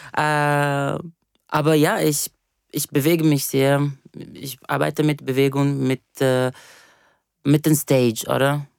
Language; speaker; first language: German; non-native, fluent; Portuguese